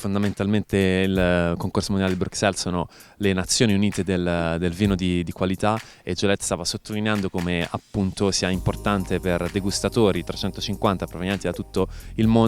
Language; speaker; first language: Italian; native; Italian